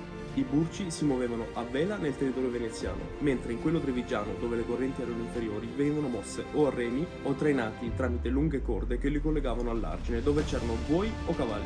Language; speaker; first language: Italian; native; Italian